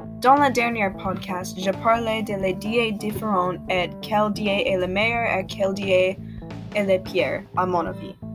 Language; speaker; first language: French; non-native, learner; English